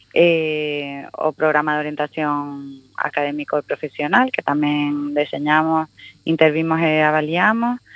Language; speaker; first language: Galician; non-native, local second language; Spanish